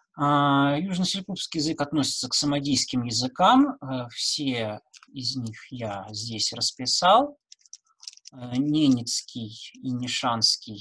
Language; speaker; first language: Russian; native; Russian